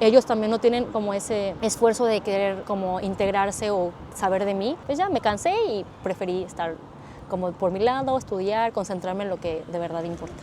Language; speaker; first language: Spanish; native; Spanish